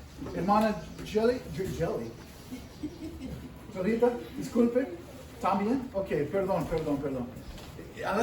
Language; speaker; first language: Spanish; non-native, fluent; English